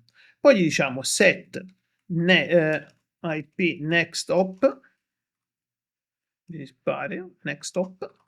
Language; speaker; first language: Italian; native; Italian